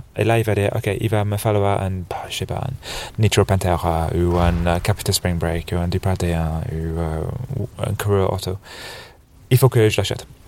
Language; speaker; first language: French; non-native, fluent; English